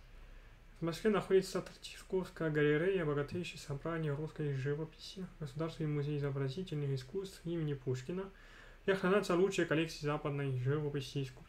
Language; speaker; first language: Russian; non-native, fluent; French